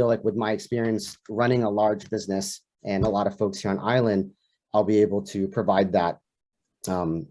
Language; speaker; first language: English; native; English